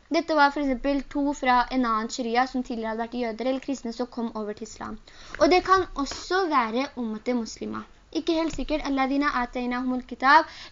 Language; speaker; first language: Norwegian; early bilingual, other home language; Urdu